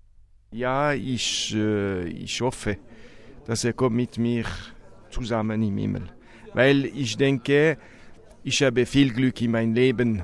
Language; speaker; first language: German; non-native, local second language; French